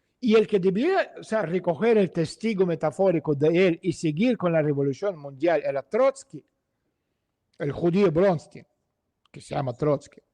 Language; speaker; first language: Spanish; non-native, fluent; Russian